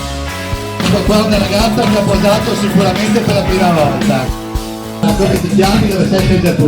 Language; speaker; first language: Italian; native; Italian